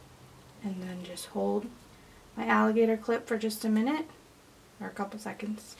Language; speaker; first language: English; native; English